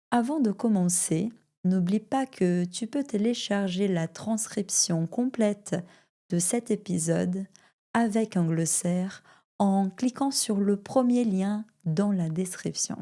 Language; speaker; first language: French; non-native, fluent; Portuguese